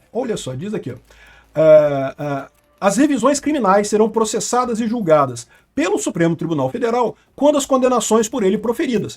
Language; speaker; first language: Portuguese; native; Portuguese